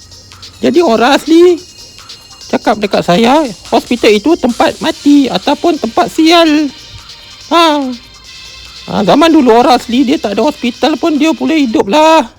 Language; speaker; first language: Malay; non-native, local second language; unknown